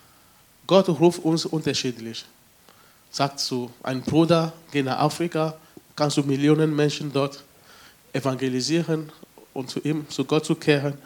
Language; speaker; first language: German; non-native, fluent; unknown